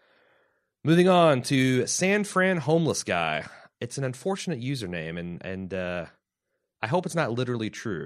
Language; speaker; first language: English; native; English